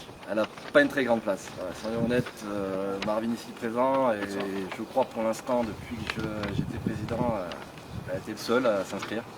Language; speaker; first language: French; native; French